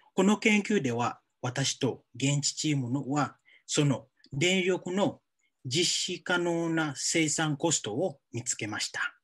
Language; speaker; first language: Japanese; non-native, fluent; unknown